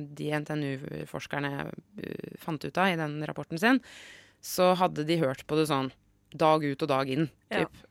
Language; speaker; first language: Norwegian; native; Norwegian